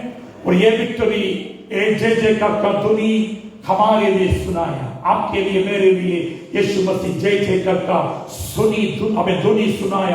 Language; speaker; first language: Hindi; non-native, local second language; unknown